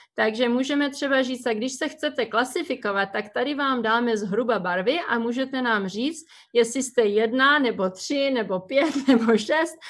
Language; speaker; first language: Czech; early bilingual, heritage; Czech